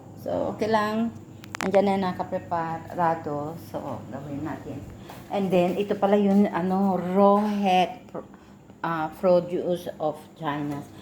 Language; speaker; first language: Filipino; non-native, local second language; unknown